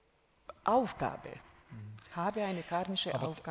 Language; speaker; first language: German; non-native, fluent; Hungarian